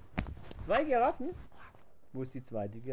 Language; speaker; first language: German; native; German